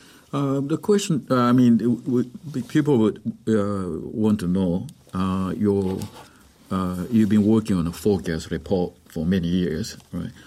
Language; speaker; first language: English; non-native, fluent; Japanese